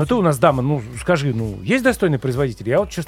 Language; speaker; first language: Russian; native; Russian